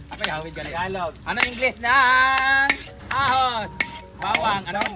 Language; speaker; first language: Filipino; non-native, local second language; Cebuano